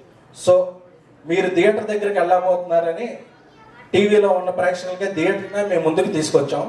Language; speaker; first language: Telugu; native; Telugu